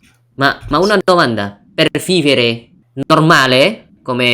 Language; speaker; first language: Italian; non-native, learner; Indonesian